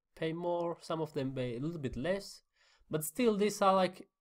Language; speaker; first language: English; non-native, fluent; Finnish